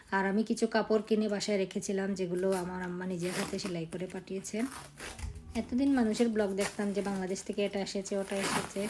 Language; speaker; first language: Bangla; native; Bangla